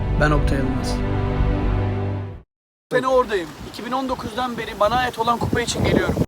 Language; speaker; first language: Turkish; native; Turkish